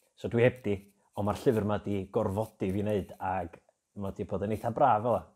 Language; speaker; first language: Welsh; native; Welsh